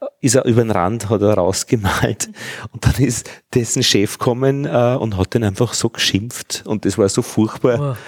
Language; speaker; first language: German; native; German